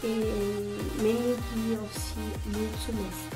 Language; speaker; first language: French; non-native, learner; Romanian